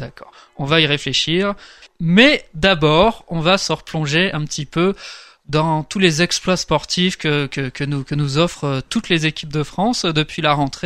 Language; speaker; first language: French; native; French